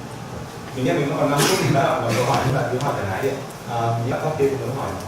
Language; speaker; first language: Vietnamese; native; Vietnamese